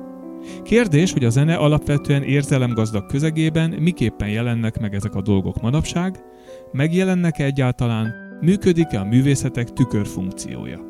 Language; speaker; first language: Hungarian; native; Hungarian